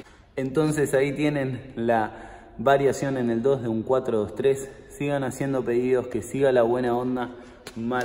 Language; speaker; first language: Spanish; native; Spanish